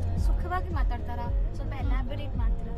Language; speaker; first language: Kannada; native; Kannada